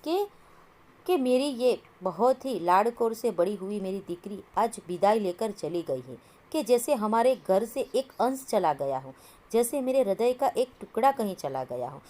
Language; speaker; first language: Hindi; non-native, local second language; Gujarati